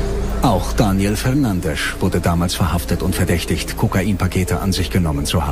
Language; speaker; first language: German; native; German